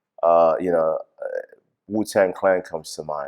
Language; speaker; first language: English; native; English